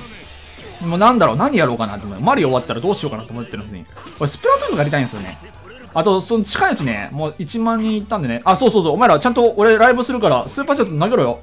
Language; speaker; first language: Japanese; native; Japanese